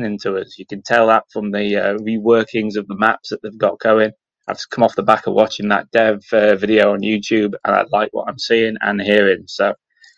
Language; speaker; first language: English; native; English